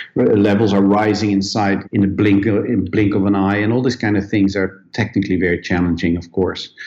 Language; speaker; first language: English; non-native, fluent; Dutch